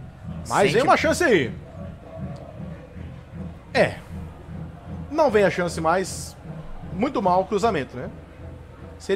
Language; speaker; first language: Portuguese; native; Portuguese